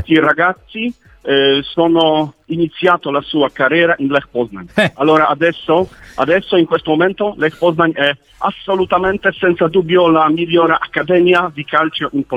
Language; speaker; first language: Italian; non-native, learner; Polish